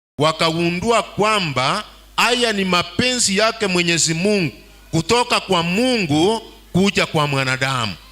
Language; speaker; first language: Swahili; non-native, local second language; Gusii